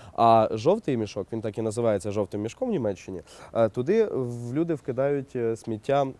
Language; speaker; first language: Ukrainian; native; Ukrainian